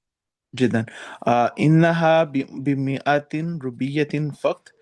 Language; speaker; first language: Arabic; non-native, learner; Urdu